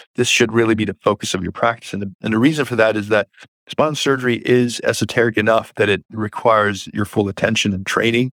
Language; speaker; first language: English; early bilingual, other home language; Persian